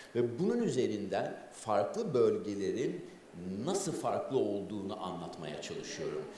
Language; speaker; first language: Turkish; native; Turkish